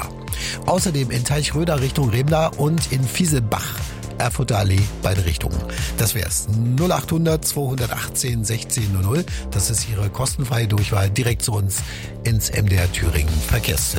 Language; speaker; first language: German; native; German